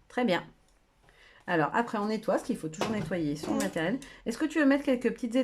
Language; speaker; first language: French; native; French